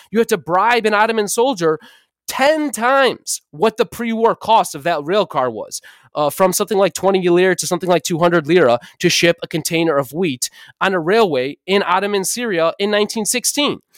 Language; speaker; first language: English; native; English